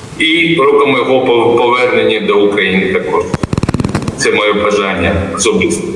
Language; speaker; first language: Ukrainian; non-native, fluent; Georgian